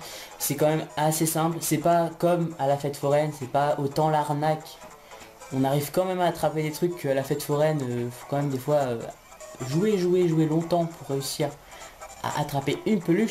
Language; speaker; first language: French; native; French